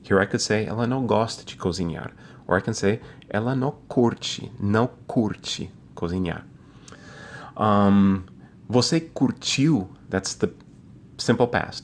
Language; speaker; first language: Portuguese; non-native, fluent; English